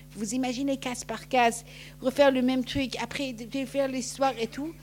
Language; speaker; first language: French; non-native, fluent; Persian